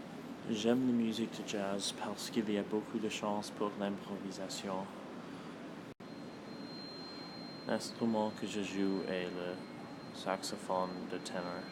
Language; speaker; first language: French; non-native, local second language; English